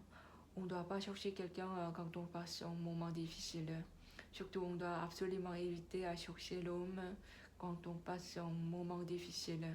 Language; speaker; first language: French; non-native, learner; Korean